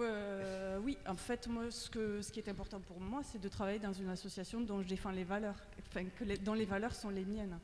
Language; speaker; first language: French; native; French